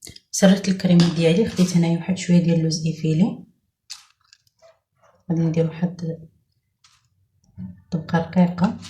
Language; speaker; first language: Arabic; native; Arabic